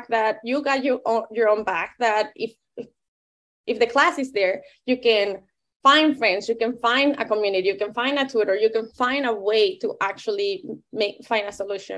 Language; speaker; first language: English; non-native, fluent; Spanish